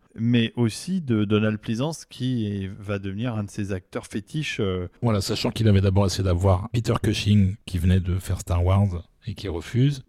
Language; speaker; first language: French; native; French